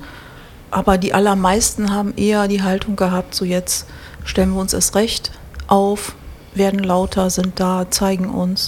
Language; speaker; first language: German; native; German